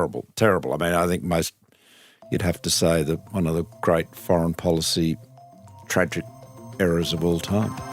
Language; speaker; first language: English; native; English